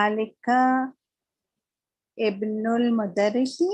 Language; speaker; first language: Arabic; non-native, learner; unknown